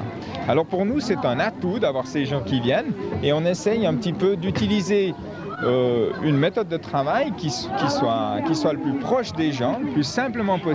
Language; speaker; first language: French; native; French